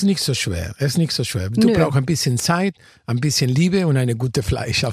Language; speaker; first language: German; non-native, fluent; Spanish